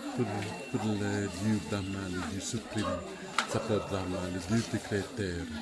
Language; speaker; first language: French; non-native, learner; Indonesian